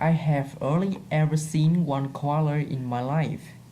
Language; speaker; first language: English; non-native, fluent; Vietnamese